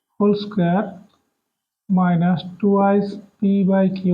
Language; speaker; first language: English; non-native, local second language; Bangla